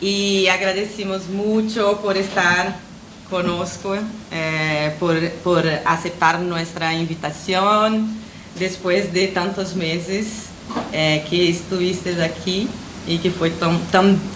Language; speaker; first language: Spanish; non-native, fluent; Portuguese